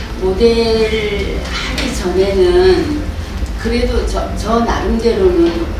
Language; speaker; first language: Korean; native; Korean